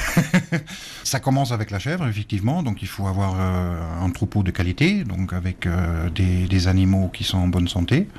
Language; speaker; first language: French; native; French